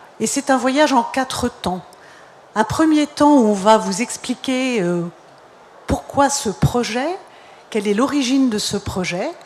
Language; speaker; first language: French; native; French